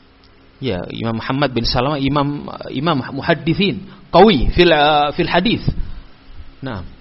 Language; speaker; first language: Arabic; non-native, fluent; Indonesian